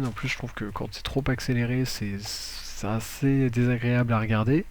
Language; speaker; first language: French; native; French